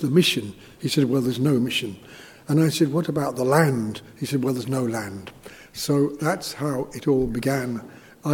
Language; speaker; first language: English; native; English